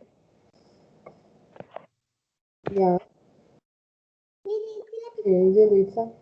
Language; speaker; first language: English; non-native, fluent; Spanish